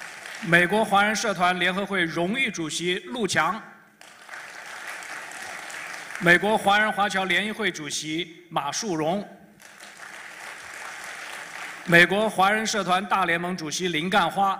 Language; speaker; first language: Chinese; native; Chinese